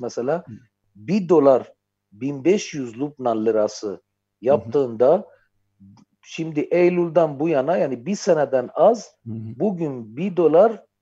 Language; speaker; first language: Turkish; non-native, fluent; Armenian